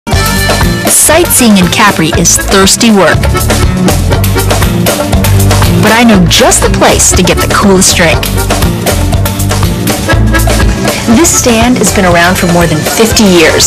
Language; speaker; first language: English; early bilingual, other home language; Italian